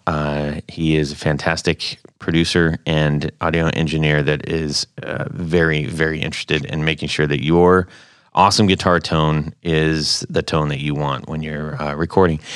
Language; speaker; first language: English; native; English